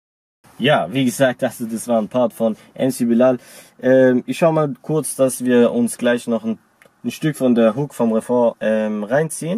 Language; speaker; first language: German; native; German